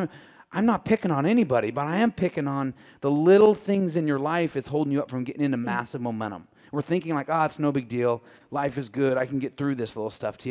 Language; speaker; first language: English; native; English